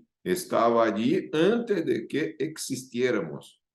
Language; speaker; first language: Spanish; non-native, fluent; Portuguese